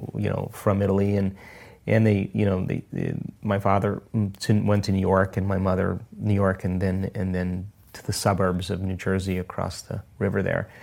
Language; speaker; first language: English; early bilingual, other home language; Italian